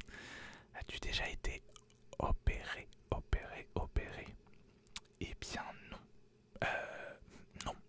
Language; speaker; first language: French; native; French